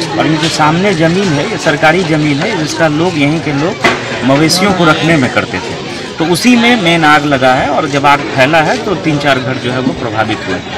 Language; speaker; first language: Hindi; native; Hindi